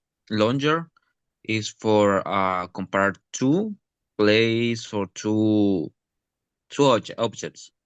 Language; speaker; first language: English; non-native, learner; Spanish